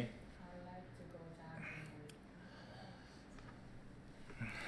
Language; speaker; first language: English; non-native, learner; Korean